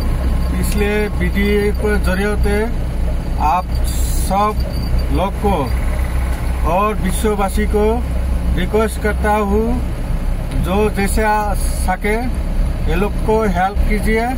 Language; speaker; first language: Hindi; non-native, local second language; Bangla